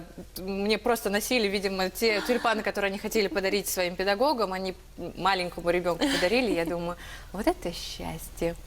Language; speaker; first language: Russian; native; Russian